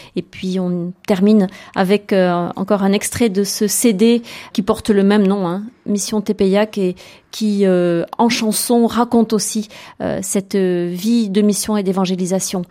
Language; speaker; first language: French; native; French